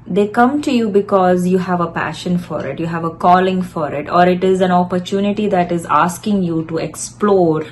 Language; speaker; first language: English; non-native, local second language; Malayalam